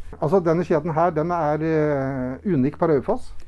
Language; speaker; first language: Norwegian; native; Norwegian